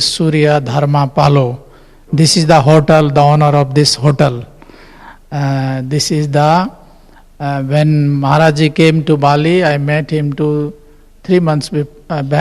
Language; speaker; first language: English; non-native, fluent; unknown